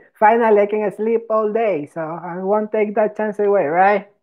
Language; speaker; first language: English; non-native, fluent; Spanish